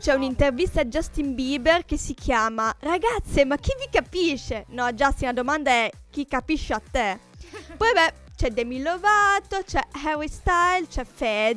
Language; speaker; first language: Italian; native; Italian